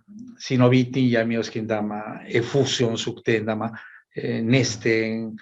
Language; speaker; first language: Finnish; non-native, learner; Spanish